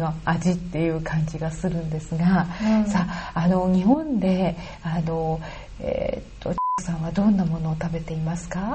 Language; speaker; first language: Japanese; native; Japanese